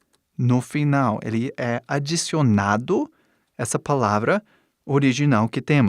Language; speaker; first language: Portuguese; non-native, fluent; English